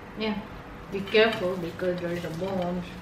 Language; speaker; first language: English; non-native, local second language; Filipino